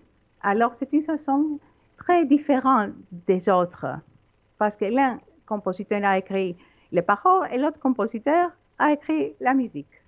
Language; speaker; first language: French; non-native, learner; Greek